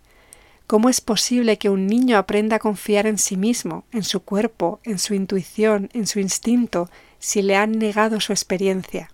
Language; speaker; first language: Spanish; native; Spanish